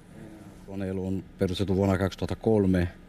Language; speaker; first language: Finnish; non-native, fluent; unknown